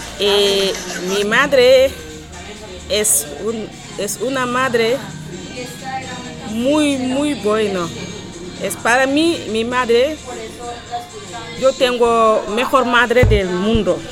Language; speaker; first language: Spanish; non-native, learner; Arabic